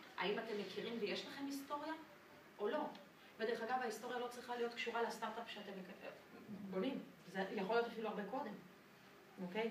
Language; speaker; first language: Hebrew; non-native, fluent; French